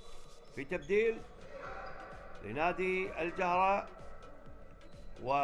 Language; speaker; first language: Arabic; native; Arabic